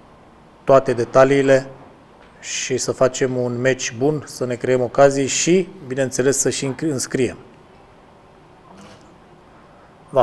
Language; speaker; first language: Romanian; native; Romanian